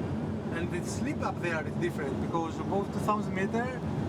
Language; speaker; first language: English; non-native, learner; Greek